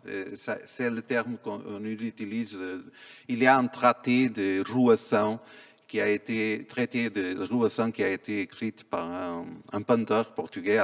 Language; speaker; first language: French; non-native, fluent; Portuguese